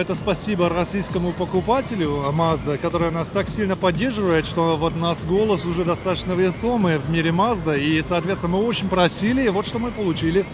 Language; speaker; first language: Russian; native; Russian